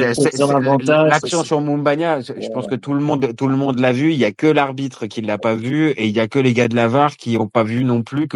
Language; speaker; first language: French; native; French